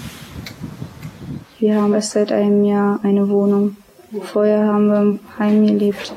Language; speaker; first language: German; early bilingual, other home language; Albanian